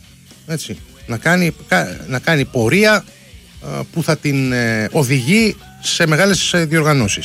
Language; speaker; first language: Greek; native; Greek